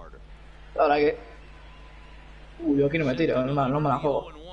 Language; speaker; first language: Spanish; native; Spanish